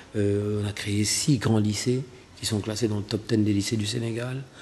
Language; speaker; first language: French; non-native, local second language; Wolof